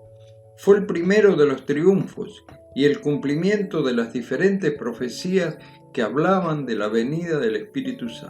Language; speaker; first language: Spanish; native; Spanish